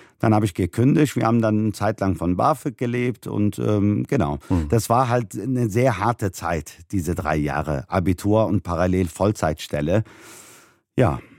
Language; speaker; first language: German; early bilingual, other home language; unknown